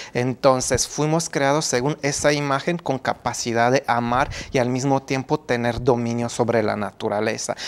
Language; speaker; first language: Spanish; non-native, fluent; Romanian